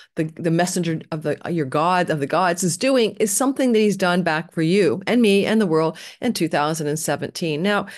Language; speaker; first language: English; native; English